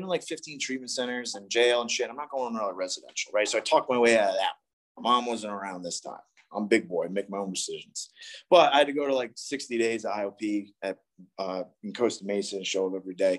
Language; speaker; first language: English; native; English